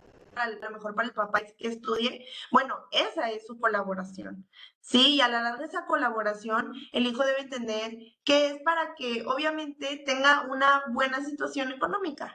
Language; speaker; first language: Spanish; native; Spanish